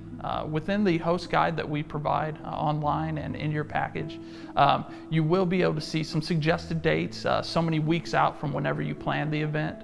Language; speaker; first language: English; native; English